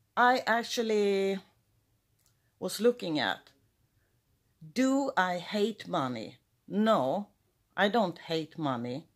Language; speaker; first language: English; non-native, fluent; Swedish